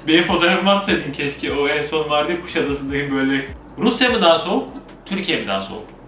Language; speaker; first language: Turkish; native; Turkish